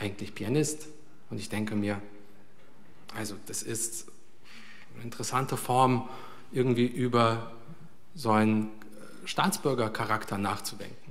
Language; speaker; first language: German; early bilingual, other home language; Russian